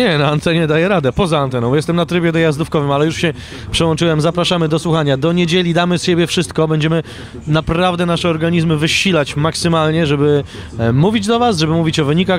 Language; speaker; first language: Polish; native; Polish